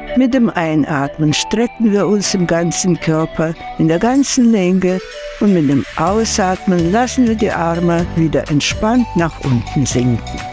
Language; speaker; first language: German; non-native, fluent; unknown